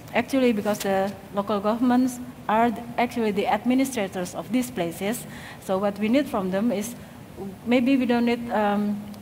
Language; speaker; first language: English; non-native, fluent; Indonesian